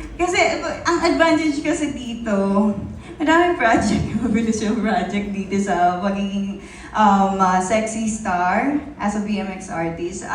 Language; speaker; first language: Filipino; non-native, local second language; Pampanga